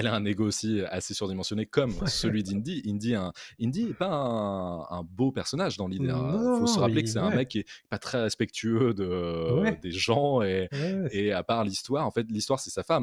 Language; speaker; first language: French; native; French